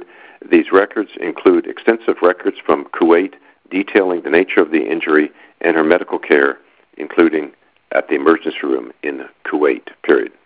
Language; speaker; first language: English; native; English